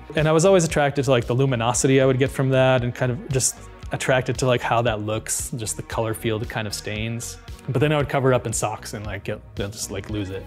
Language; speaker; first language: English; native; English